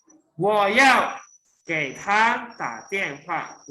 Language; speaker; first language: Chinese; non-native, fluent; Indonesian